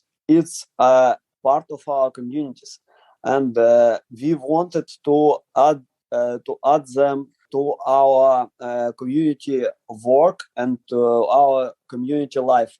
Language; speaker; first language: English; non-native, learner; Ukrainian